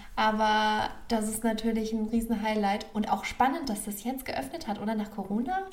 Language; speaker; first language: German; native; German